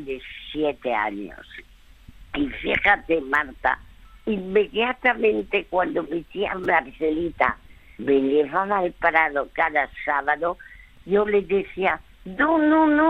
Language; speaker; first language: Spanish; early bilingual, other home language; French